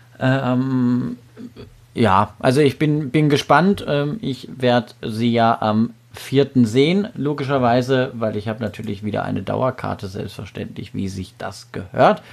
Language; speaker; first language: German; native; German